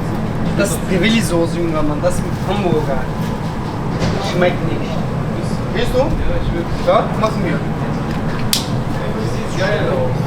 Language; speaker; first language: German; non-native, learner; Turkish